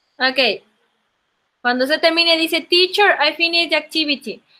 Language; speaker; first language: English; non-native, learner; Spanish